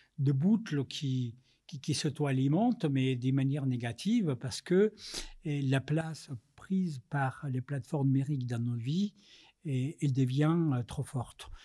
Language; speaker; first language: French; non-native, fluent; Spanish